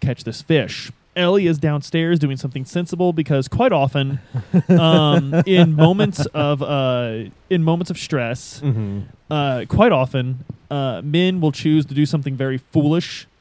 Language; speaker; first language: English; native; English